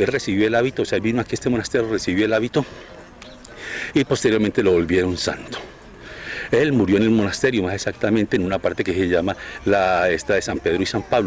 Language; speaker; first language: Spanish; native; Spanish